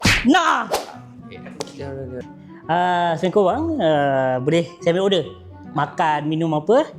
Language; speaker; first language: Malay; native; Malay